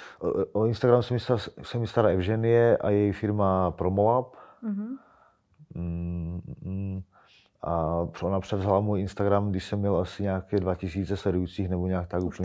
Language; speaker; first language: Czech; native; Czech